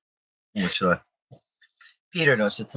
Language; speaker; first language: Japanese; non-native, learner; English